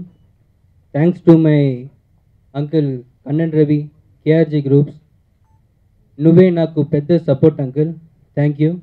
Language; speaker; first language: Telugu; early bilingual, heritage; Telugu